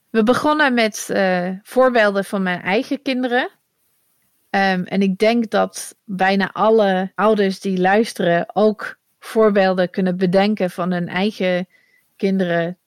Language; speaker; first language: Dutch; non-native, fluent; English